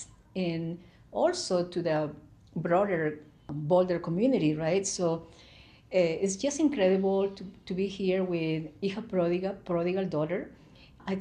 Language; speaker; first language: English; non-native, fluent; Spanish